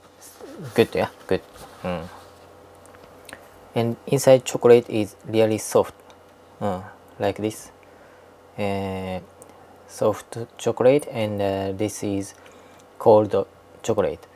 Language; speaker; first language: English; non-native, learner; Japanese